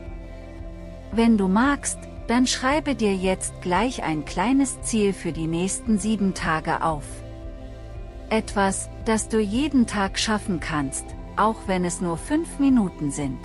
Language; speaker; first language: German; native; German